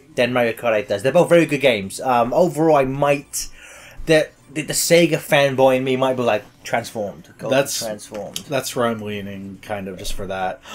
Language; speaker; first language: English; native; English